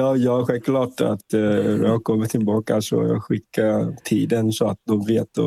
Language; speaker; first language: Swedish; non-native, fluent; Vietnamese